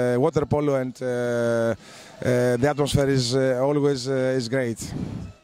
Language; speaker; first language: English; non-native, learner; Greek